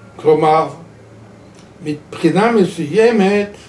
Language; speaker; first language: Hebrew; non-native, fluent; Yiddish